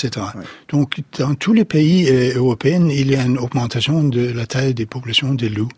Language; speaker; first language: French; non-native, fluent; Danish